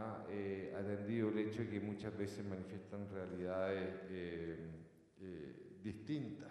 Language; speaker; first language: Spanish; native; Spanish